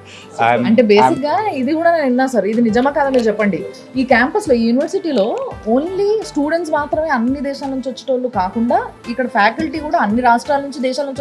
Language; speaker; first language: Telugu; native; Telugu